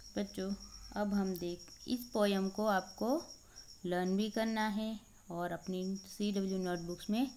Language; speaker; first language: Hindi; non-native, local second language; Gujarati